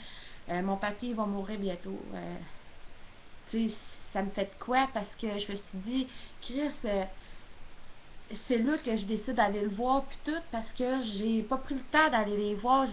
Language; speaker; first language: French; native; French